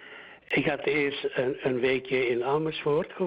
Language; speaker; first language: Dutch; early bilingual, other home language; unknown